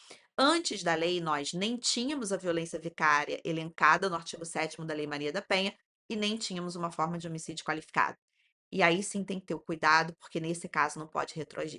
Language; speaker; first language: Portuguese; native; Portuguese